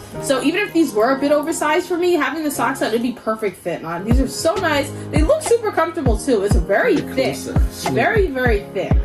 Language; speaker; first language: English; native; English